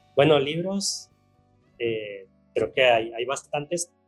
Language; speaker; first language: Spanish; native; Spanish